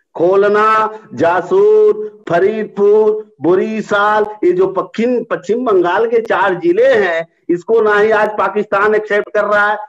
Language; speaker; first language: Hindi; native; Hindi